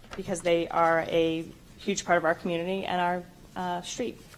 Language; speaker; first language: English; native; English